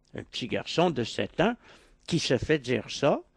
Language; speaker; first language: French; native; French